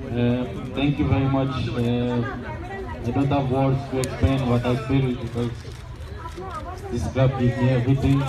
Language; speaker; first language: English; non-native, learner; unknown